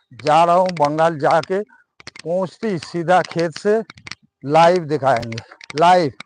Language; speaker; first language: Hindi; non-native, local second language; Bangla